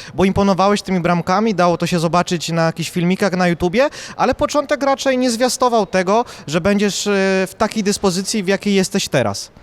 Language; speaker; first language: Polish; native; Polish